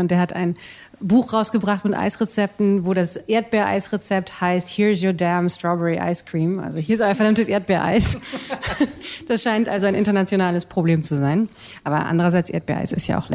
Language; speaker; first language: German; native; German